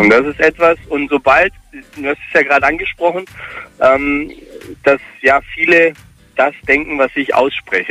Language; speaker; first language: German; early bilingual, other home language; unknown